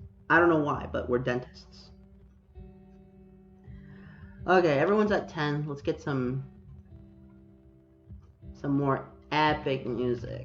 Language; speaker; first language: English; native; English